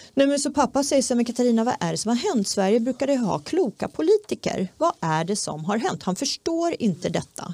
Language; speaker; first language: Swedish; early bilingual, other home language; Czech